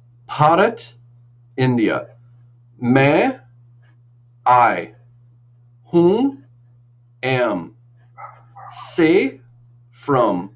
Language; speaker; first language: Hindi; non-native, learner; English